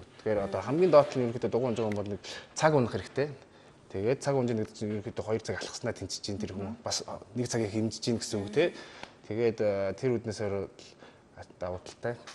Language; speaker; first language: Mongolian; native; Mongolian